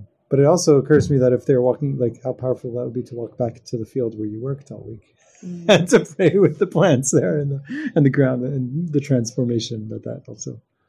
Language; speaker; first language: English; native; English